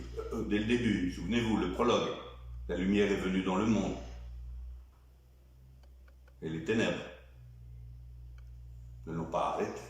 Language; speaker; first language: French; native; French